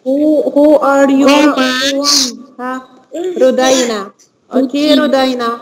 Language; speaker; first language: English; non-native, learner; Arabic